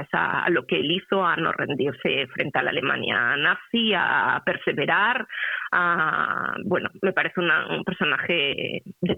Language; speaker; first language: Spanish; native; Spanish